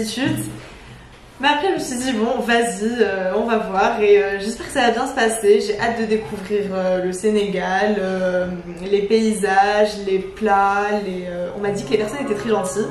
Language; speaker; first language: French; non-native, local second language; Arabic